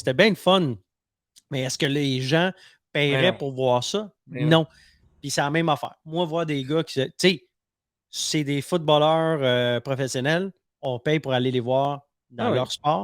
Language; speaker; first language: French; native; French